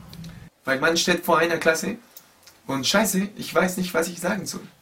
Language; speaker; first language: German; non-native, learner; Spanish